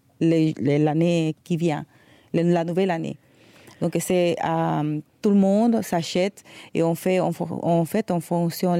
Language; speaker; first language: French; non-native, fluent; Spanish